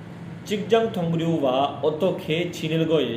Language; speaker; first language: Korean; non-native, learner; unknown